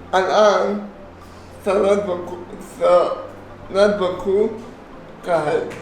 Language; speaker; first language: Arabic; non-native, learner; Urdu